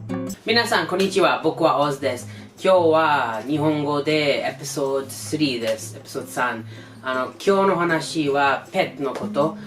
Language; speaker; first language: Japanese; non-native, learner; English